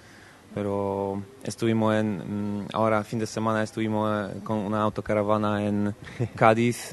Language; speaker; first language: Spanish; non-native, fluent; Polish